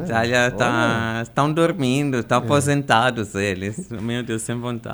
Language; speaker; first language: Portuguese; non-native, fluent; Italian